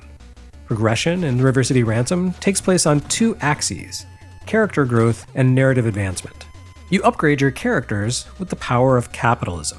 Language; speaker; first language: English; native; English